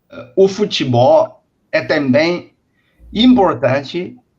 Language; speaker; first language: Portuguese; non-native, fluent; Chinese